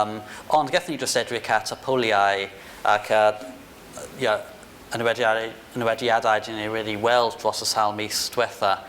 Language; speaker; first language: Welsh; non-native, fluent; English